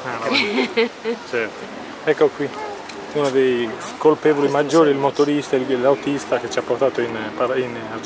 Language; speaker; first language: Italian; native; Italian